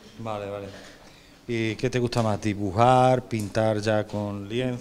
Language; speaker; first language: Spanish; native; Spanish